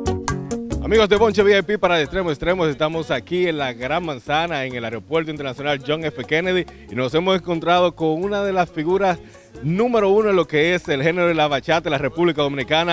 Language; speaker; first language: Spanish; native; Spanish